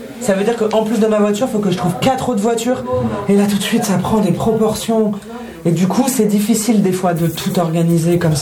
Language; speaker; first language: French; native; French